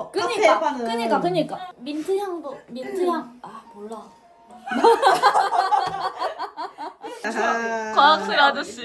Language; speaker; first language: Korean; native; Korean